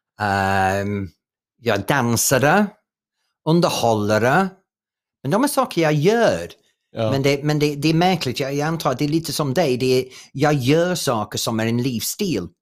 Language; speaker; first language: Swedish; non-native, fluent; English